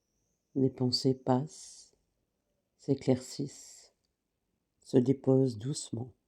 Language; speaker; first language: French; native; French